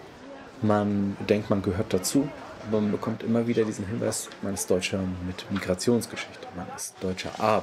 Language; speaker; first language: German; early bilingual, other home language; Arabic